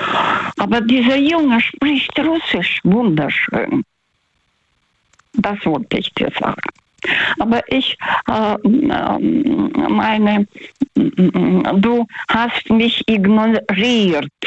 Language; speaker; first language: German; early bilingual, other home language; Russian